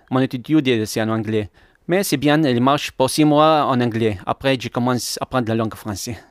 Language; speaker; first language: French; non-native, learner; Arabic